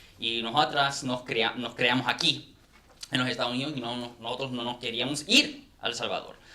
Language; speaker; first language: Spanish; non-native, fluent; English